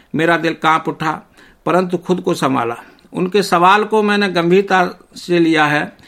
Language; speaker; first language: Hindi; native; Hindi